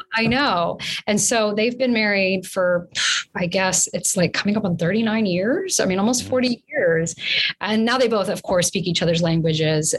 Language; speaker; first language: English; early bilingual, other home language; Spanish